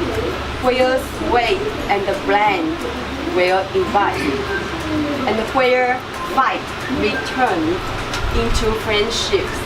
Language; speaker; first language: English; non-native, learner; Chinese